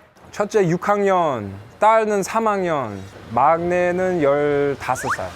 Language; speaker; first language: Korean; non-native, fluent; English